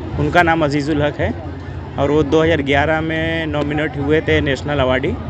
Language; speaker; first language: Hindi; native; Hindi